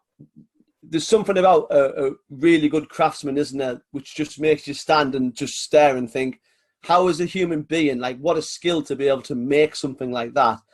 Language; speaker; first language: English; native; English